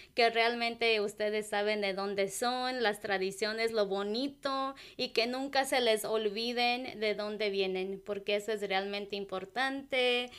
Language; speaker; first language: Spanish; non-native, local second language; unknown